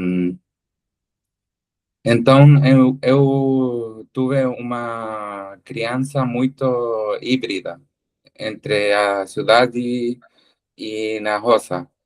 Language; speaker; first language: Portuguese; non-native, learner; Spanish